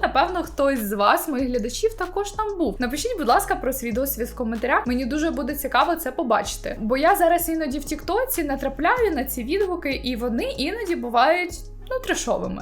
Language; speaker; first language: Ukrainian; native; Ukrainian